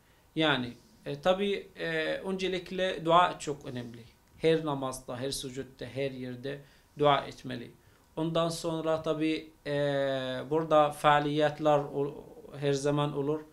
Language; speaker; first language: Turkish; non-native, fluent; Arabic